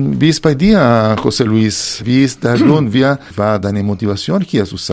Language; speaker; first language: German; non-native, fluent; Spanish